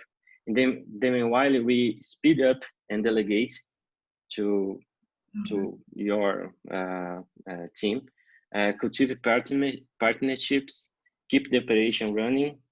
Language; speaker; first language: English; non-native, learner; Portuguese